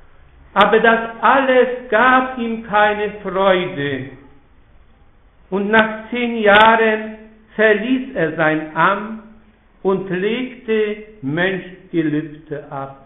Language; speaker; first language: German; non-native, fluent; Polish